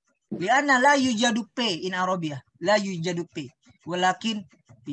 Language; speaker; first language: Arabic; non-native, learner; Indonesian